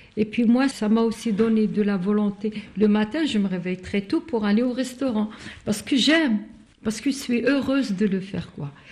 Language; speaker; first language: French; non-native, local second language; Arabic